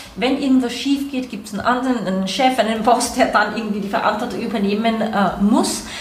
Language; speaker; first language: German; native; German